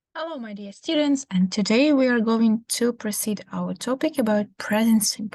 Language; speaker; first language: English; non-native, fluent; Ukrainian